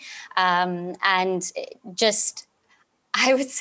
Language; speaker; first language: English; native; English